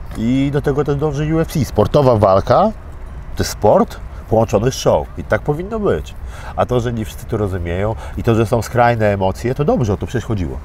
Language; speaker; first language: Polish; early bilingual, other home language; Armenian